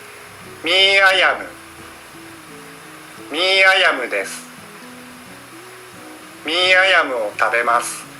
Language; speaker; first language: Japanese; non-native, learner; Indonesian